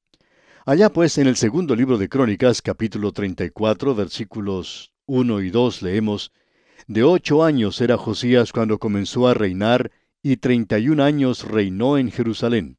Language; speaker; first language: Spanish; native; Spanish